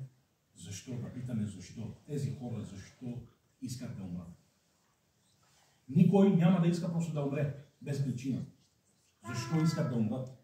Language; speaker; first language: Bulgarian; non-native, fluent; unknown